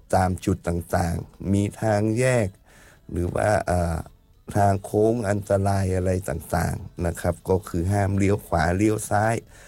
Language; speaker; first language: Thai; native; Thai